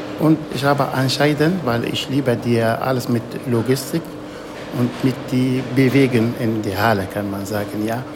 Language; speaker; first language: German; non-native, learner; Arabic